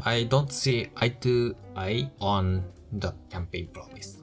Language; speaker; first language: English; non-native, learner; Japanese